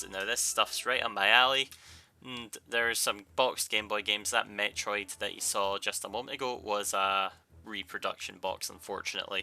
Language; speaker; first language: English; native; English